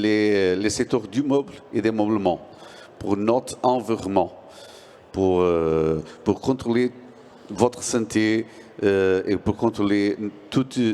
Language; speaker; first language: French; non-native, learner; Portuguese